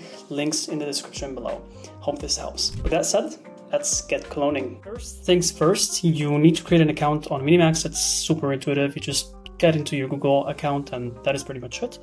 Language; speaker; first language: English; non-native, fluent; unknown